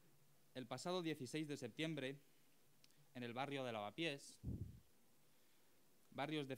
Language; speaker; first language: Spanish; native; Spanish